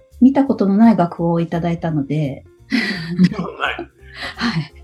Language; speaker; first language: Japanese; native; Japanese